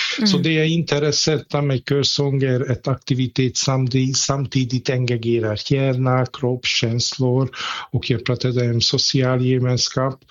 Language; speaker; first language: Swedish; non-native, fluent; Hungarian